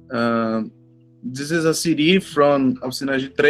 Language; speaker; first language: English; non-native, learner; Portuguese